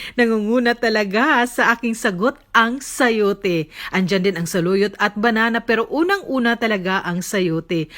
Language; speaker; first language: Filipino; native; Filipino